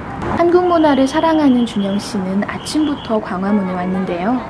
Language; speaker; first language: Korean; native; Korean